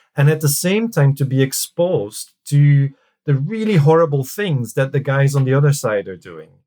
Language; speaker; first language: English; non-native, fluent; Dutch